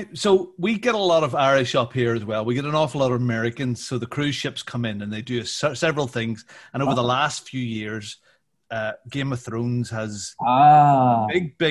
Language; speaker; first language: English; native; English